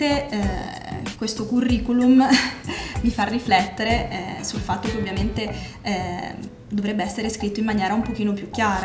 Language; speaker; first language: Italian; native; Italian